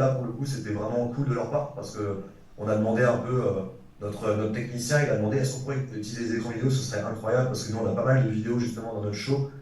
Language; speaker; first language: French; native; French